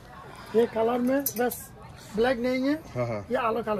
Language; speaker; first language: Hindi; non-native, learner; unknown